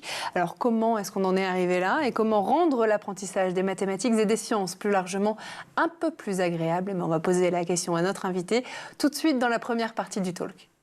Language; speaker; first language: French; native; French